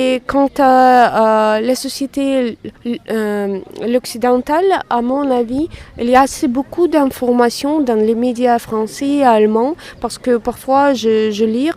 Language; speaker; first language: French; non-native, fluent; Russian